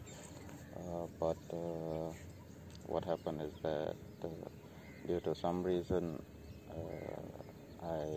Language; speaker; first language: English; non-native, local second language; Konkani